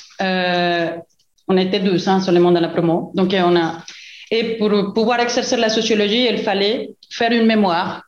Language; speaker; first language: French; non-native, fluent; Spanish